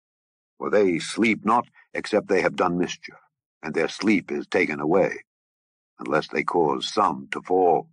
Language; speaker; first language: English; native; English